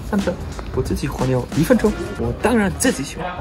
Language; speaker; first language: Chinese; non-native, fluent; German